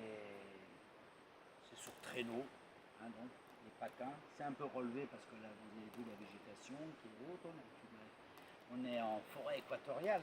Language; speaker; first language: French; native; French